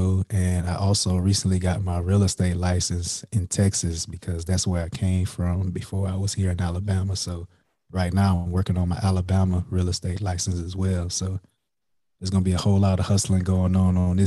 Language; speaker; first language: English; native; English